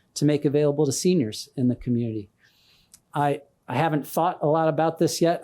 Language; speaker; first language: English; native; English